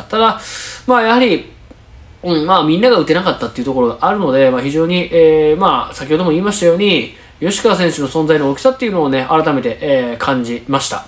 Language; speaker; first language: Japanese; native; Japanese